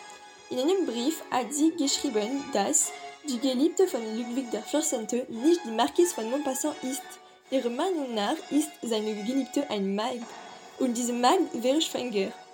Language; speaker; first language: German; non-native, learner; French